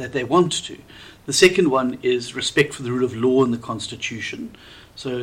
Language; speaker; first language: English; native; English